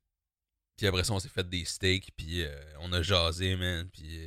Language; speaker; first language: French; native; French